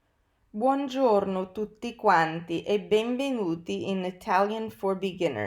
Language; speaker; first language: Italian; non-native, fluent; English